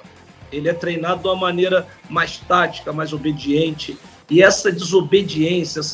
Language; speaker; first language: Portuguese; native; Portuguese